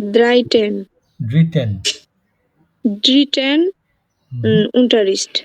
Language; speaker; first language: German; non-native, learner; Bangla